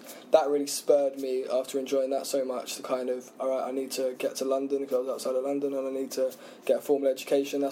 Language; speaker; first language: English; native; English